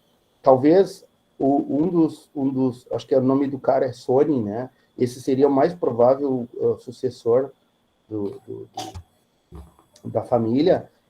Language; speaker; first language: Portuguese; native; Portuguese